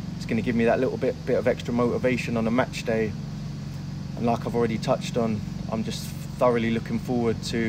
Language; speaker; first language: English; native; English